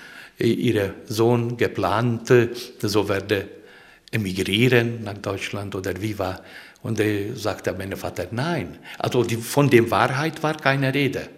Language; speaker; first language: German; non-native, fluent; Hungarian